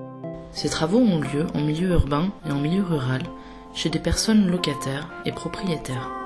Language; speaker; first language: French; native; French